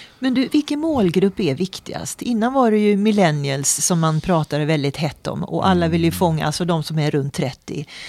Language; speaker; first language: Swedish; native; Swedish